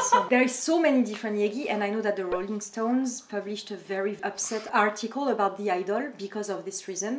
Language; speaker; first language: English; non-native, fluent; French